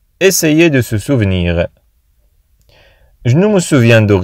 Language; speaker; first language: French; non-native, fluent; Arabic